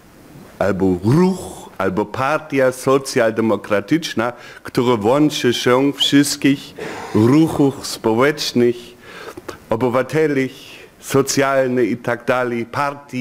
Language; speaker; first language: Polish; non-native, fluent; German